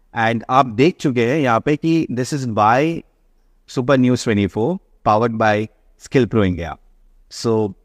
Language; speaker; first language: Hindi; native; Hindi